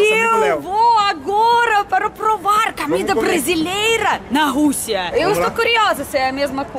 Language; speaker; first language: Portuguese; non-native, learner; Russian